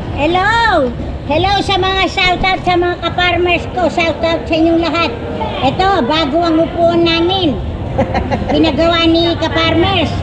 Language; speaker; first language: Filipino; native; Filipino